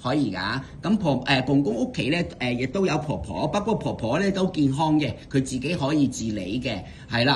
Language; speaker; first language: Cantonese; native; Cantonese